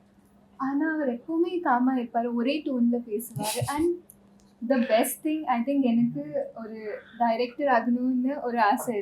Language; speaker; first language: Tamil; non-native, local second language; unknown